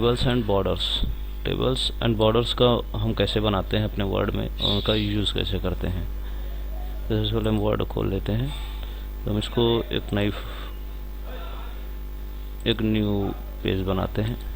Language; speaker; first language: Hindi; native; Hindi